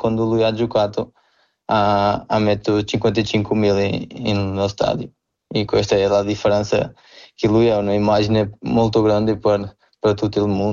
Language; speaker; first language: Italian; non-native, learner; Portuguese